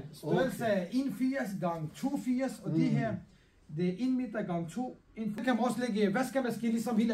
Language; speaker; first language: Danish; non-native, fluent; Kurdish